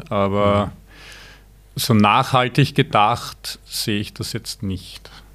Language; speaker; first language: German; native; German